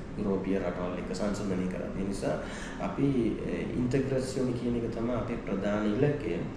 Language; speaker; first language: Sinhala; non-native, local second language; Tamil